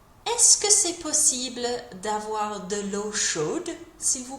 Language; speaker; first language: French; non-native, fluent; English